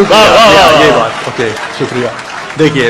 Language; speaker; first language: Urdu; non-native, fluent; English